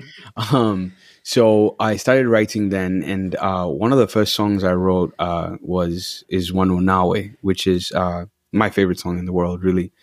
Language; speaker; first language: English; non-native, local second language; Ganda